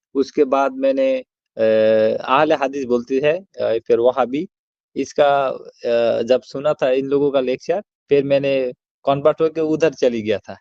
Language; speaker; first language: Hindi; non-native, learner; Bangla